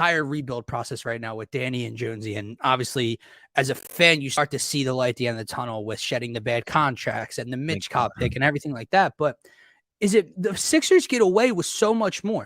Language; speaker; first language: English; native; English